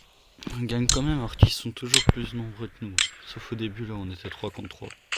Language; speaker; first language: French; native; French